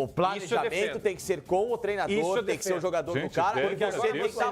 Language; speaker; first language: Portuguese; native; Portuguese